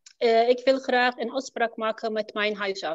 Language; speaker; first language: Dutch; non-native, learner; Turkish